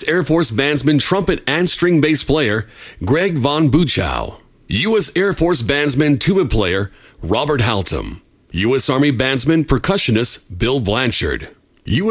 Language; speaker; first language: English; native; English